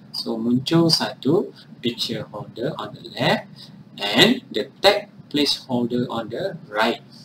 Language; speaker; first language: English; non-native, local second language; Malay